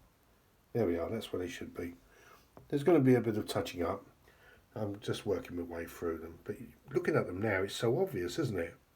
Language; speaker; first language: English; native; English